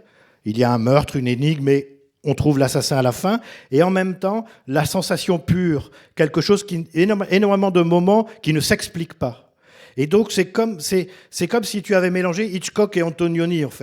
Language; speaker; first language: French; native; French